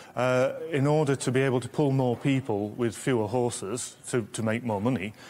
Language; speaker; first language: English; native; English